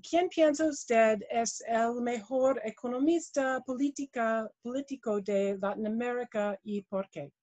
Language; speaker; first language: Spanish; non-native, learner; English